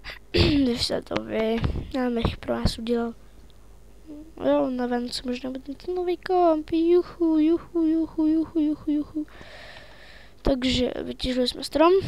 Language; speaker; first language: Czech; native; Czech